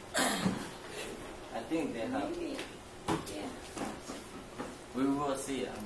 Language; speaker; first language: English; non-native, learner; Chinese